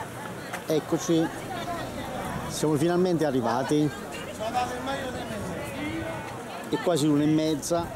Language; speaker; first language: Italian; native; Italian